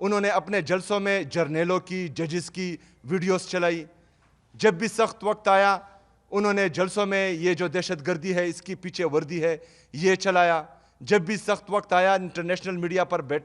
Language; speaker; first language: Urdu; non-native, local second language; Pashto